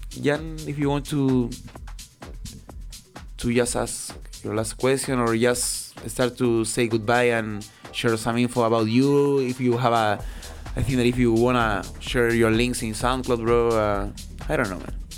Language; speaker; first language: English; non-native, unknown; Spanish